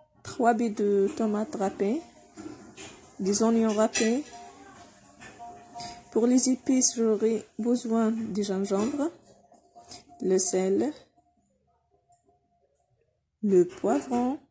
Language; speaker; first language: French; non-native, local second language; Arabic